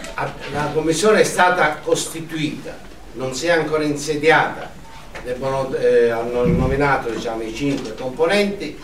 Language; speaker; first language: Italian; native; Italian